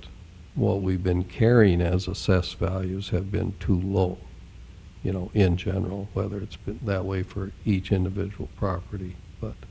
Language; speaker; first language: English; native; English